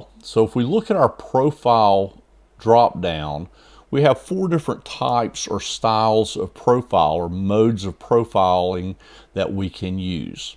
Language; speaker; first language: English; native; English